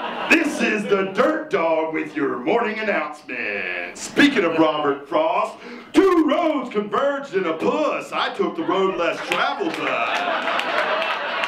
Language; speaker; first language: English; native; English